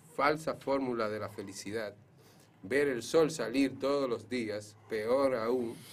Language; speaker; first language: Spanish; native; Spanish